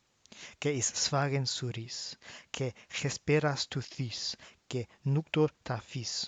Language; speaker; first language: Greek; non-native, learner; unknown